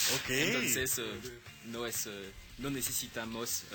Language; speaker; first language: Spanish; non-native, learner; French